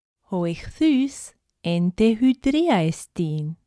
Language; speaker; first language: Greek; non-native, fluent; English